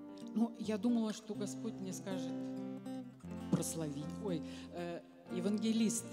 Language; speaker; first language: Russian; native; Russian